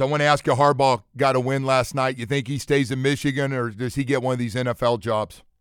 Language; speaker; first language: English; native; English